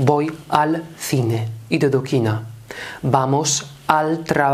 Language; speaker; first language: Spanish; non-native, fluent; Polish